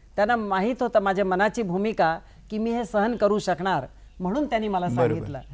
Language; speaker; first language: Marathi; non-native, local second language; Hindi